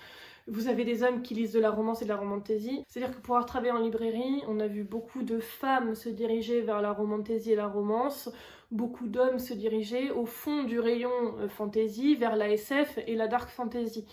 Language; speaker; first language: French; native; French